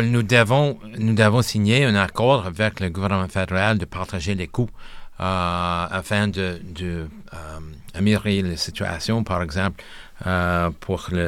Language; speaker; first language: French; non-native, local second language; English